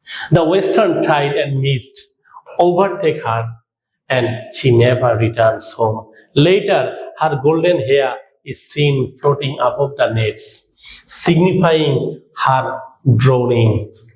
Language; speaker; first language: English; non-native, local second language; Bangla